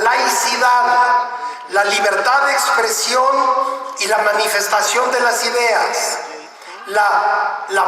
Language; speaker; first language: Spanish; native; Spanish